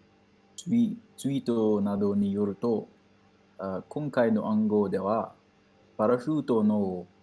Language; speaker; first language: Japanese; non-native, learner; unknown